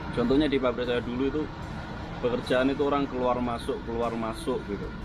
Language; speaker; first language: Indonesian; non-native, local second language; Javanese